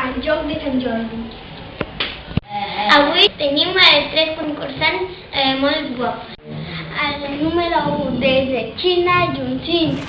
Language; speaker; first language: Catalan; non-native, learner; Spanish